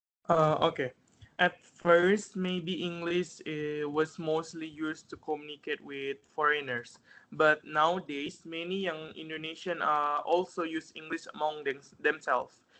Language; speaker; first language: English; non-native, fluent; Indonesian